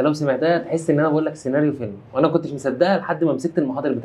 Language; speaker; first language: Arabic; native; Arabic